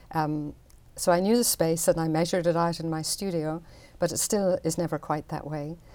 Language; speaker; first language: English; native; English